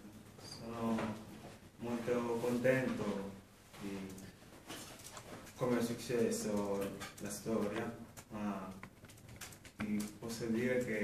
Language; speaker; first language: Italian; non-native, fluent; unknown